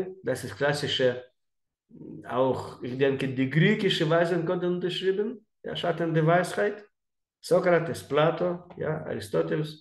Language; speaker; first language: German; non-native, learner; Russian